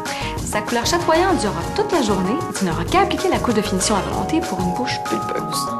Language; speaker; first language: French; native; French